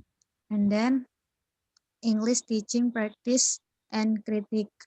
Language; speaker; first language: English; non-native, learner; Indonesian